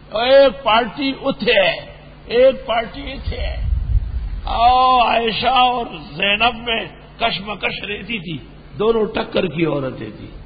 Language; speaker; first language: Urdu; non-native, local second language; Pashto